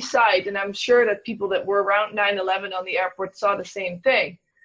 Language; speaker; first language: English; non-native, fluent; Dutch